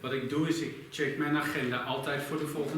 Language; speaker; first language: Dutch; native; Dutch